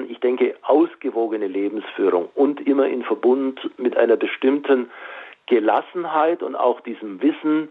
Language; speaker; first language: German; native; German